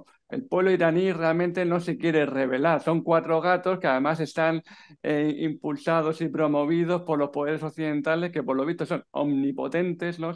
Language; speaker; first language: Spanish; native; Spanish